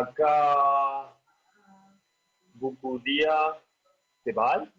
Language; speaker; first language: Indonesian; non-native, learner; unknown